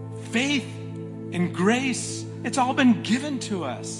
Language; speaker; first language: English; native; English